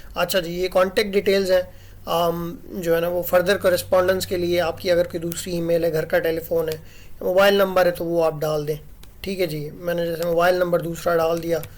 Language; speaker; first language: Urdu; non-native, local second language; Sindhi